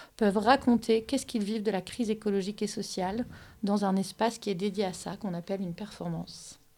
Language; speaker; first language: French; early bilingual, other home language; German